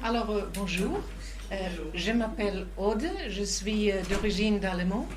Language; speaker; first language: French; non-native, fluent; German